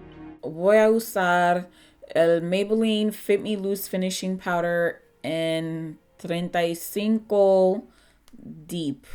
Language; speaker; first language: Spanish; non-native, learner; English